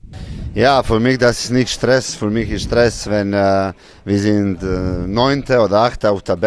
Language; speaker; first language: German; non-native, fluent; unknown